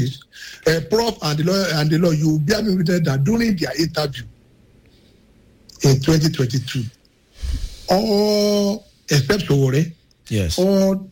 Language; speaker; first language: English; non-native, local second language; Yoruba